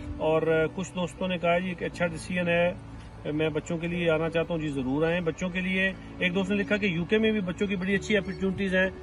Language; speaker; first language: Urdu; native; Urdu